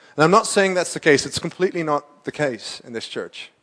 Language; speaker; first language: English; non-native, fluent; Dutch